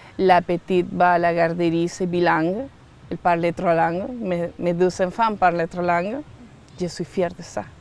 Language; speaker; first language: French; non-native, learner; Spanish